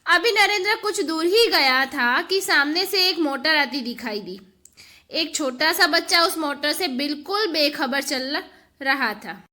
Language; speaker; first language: Hindi; non-native, local second language; Gujarati